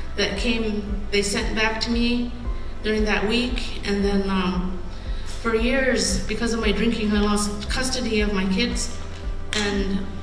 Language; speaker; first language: English; native; English